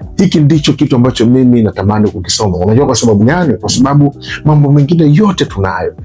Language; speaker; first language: Swahili; native; Swahili